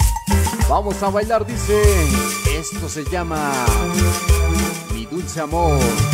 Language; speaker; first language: Spanish; native; Spanish